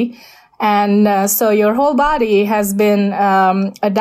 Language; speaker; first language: English; non-native, fluent; Indonesian